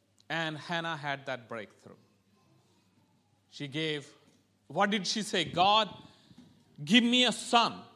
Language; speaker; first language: English; non-native, local second language; Malayalam